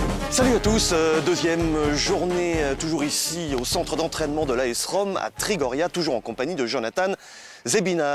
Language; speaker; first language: French; native; French